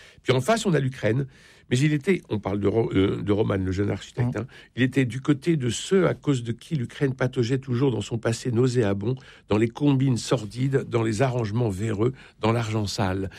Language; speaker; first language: French; native; French